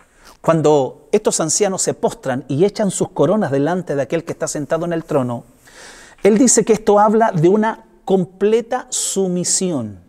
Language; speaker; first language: Spanish; native; Spanish